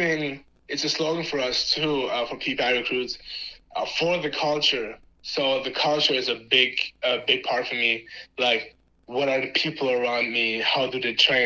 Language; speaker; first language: English; non-native, fluent; German